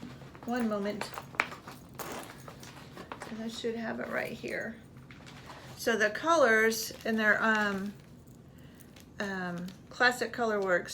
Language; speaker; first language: English; native; English